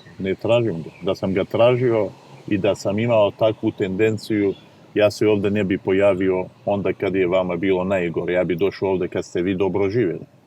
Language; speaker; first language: Serbian; non-native, fluent; Ossetic